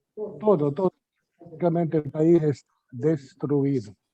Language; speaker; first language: Spanish; non-native, fluent; Arabic